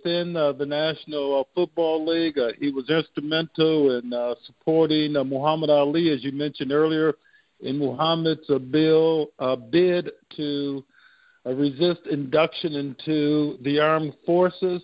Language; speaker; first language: English; native; English